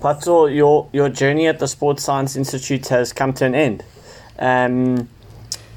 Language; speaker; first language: English; native; English